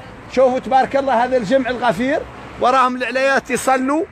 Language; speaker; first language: Arabic; native; Arabic